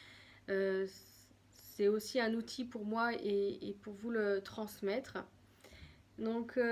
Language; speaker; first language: French; native; French